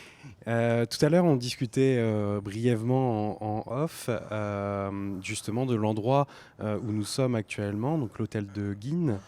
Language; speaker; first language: French; native; French